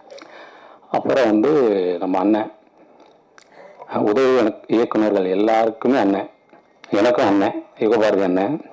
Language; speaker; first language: Tamil; native; Tamil